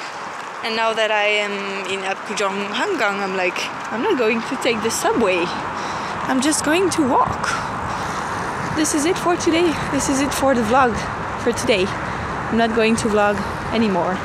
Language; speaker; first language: English; non-native, fluent; French